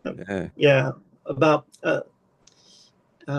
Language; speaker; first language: English; non-native, learner; Korean